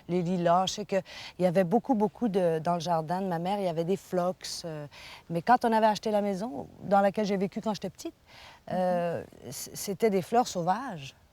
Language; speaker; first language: French; native; French